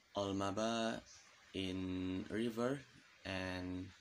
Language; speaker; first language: English; non-native, learner; Indonesian